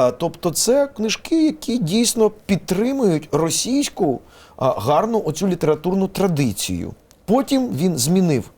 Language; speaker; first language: Ukrainian; non-native, local second language; Russian